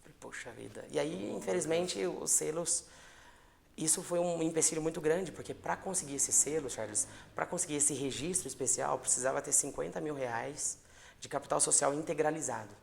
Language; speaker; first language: Portuguese; native; Portuguese